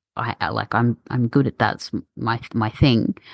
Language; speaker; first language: English; native; English